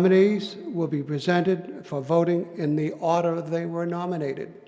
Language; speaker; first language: English; native; English